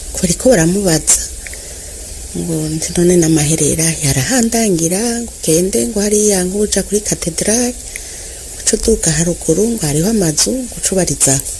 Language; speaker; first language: Rundi; early bilingual, other home language; Kinyarwanda